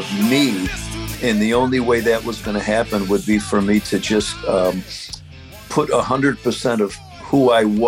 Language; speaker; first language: English; native; English